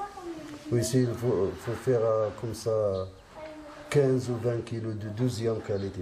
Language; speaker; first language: French; non-native, learner; Arabic